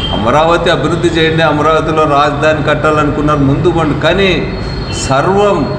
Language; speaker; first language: Telugu; native; Telugu